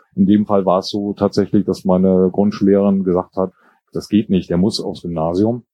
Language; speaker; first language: German; native; German